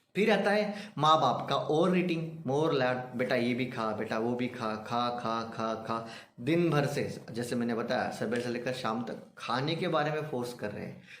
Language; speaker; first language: Hindi; non-native, local second language; Marathi